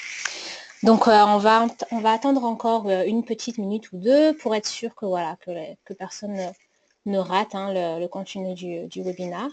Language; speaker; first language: French; native; French